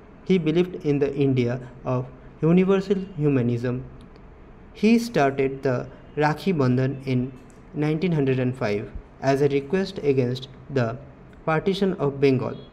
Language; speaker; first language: English; non-native, local second language; Bangla